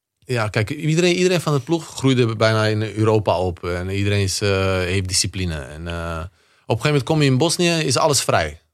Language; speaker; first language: Dutch; early bilingual, other home language; Bosnian